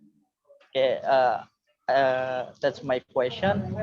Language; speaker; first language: English; non-native, learner; Indonesian